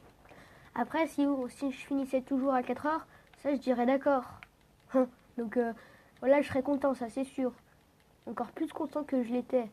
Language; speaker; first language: French; native; French